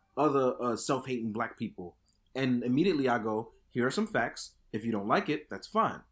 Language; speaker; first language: English; native; English